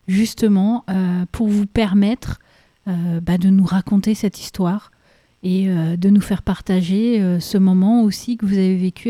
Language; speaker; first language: French; native; French